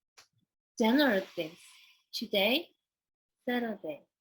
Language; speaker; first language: English; non-native, fluent; Korean